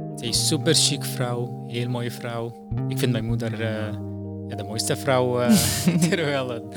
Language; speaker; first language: Dutch; non-native, fluent; Arabic